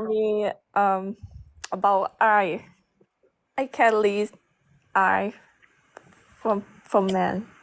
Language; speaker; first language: English; non-native, learner; Thai